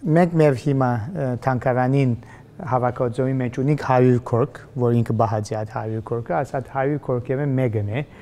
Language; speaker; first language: Armenian; early bilingual, heritage; Armenian